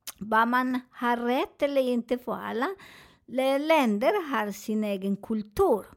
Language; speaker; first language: Swedish; non-native, learner; Spanish